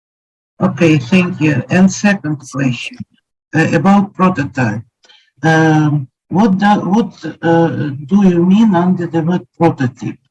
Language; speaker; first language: English; non-native, learner; Ukrainian